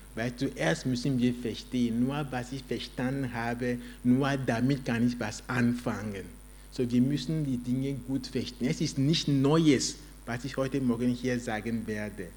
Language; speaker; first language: German; non-native, fluent; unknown